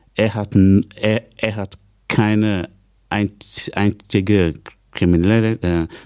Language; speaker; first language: German; non-native, fluent; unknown